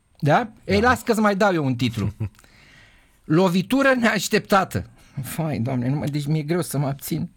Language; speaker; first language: Romanian; native; Romanian